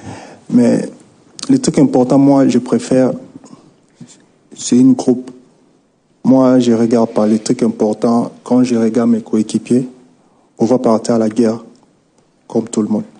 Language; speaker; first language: French; non-native, local second language; Lingala